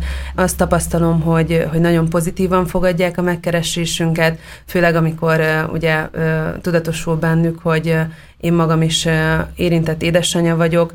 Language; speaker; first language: Hungarian; native; Hungarian